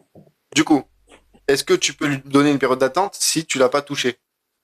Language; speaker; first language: French; native; French